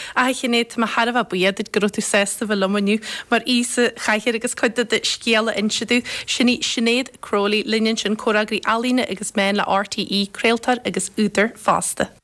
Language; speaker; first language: Irish; native; Irish